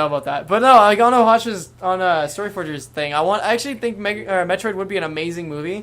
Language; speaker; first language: English; native; English